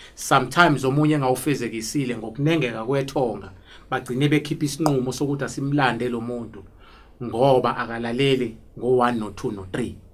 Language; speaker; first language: Zulu; native; Zulu